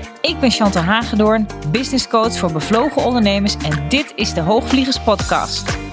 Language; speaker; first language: Dutch; native; Dutch